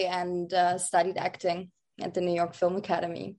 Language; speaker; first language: English; non-native, fluent; Dutch